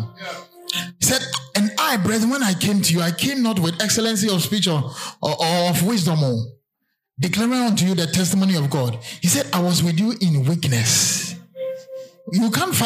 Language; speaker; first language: English; non-native, local second language; Akan